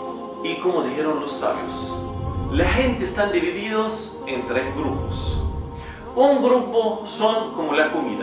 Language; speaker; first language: Spanish; non-native, fluent; Arabic